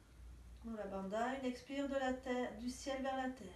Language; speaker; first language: French; native; French